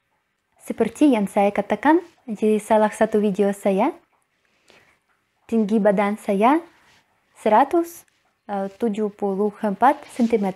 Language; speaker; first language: Indonesian; non-native, learner; Russian